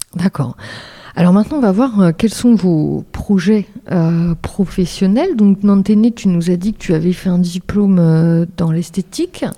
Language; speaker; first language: French; native; French